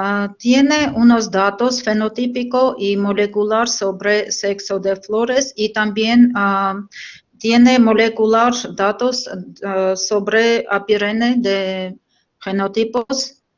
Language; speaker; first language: Spanish; non-native, learner; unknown